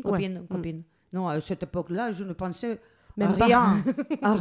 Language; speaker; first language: French; non-native, learner; Spanish